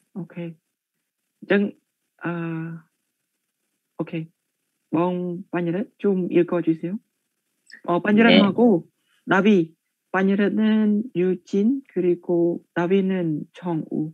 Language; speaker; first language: Korean; non-native, learner; Khmer